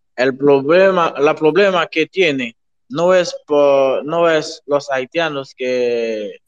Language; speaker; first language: Spanish; non-native, learner; Haitian Creole